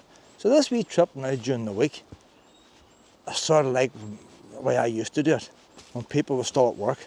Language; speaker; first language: English; native; English